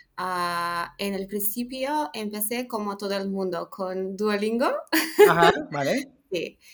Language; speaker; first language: Spanish; non-native, learner; Macedonian